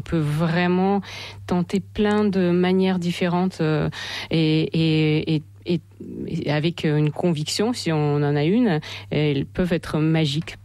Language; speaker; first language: French; non-native, fluent; Russian